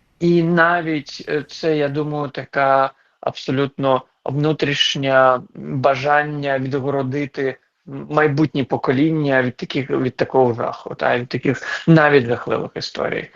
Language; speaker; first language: Ukrainian; non-native, local second language; Crimean Tatar